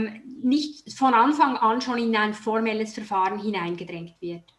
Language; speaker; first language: German; native; German